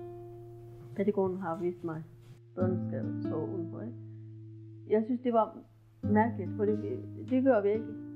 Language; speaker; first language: Danish; non-native, learner; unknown